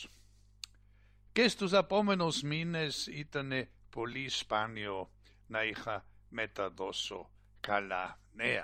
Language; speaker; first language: Greek; non-native, fluent; German